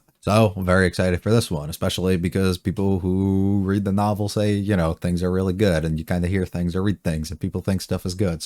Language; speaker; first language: English; native; English